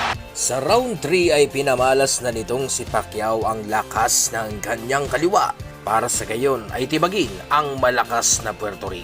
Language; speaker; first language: Filipino; non-native, local second language; Cebuano